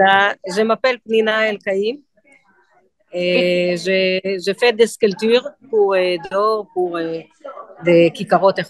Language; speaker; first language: French; non-native, learner; Hebrew